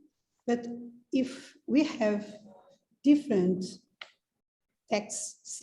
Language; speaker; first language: English; non-native, fluent; Portuguese